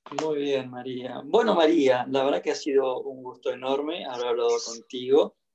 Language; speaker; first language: Spanish; native; Spanish